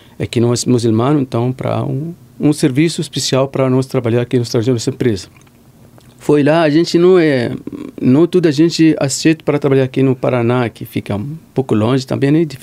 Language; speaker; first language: Portuguese; non-native, learner; Arabic